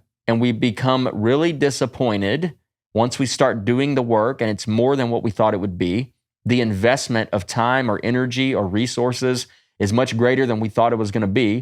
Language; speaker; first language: English; native; English